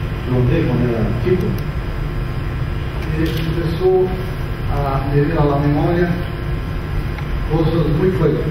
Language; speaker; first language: Spanish; non-native, learner; Portuguese